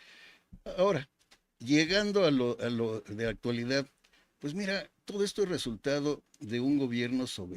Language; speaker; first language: Spanish; native; Spanish